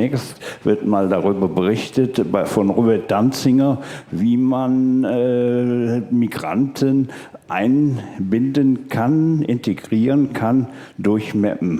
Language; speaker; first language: German; native; German